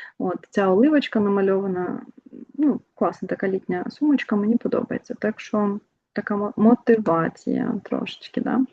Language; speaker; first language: Ukrainian; non-native, local second language; Russian